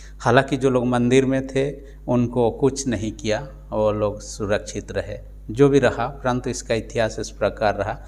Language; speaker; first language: Hindi; non-native, local second language; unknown